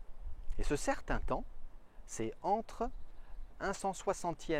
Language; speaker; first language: French; native; French